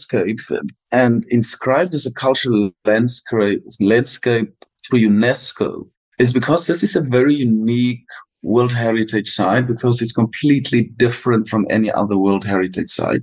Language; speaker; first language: English; non-native, local second language; Afrikaans